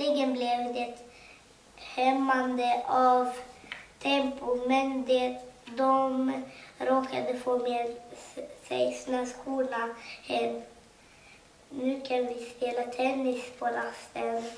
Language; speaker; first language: Swedish; early bilingual, other home language; Kurdish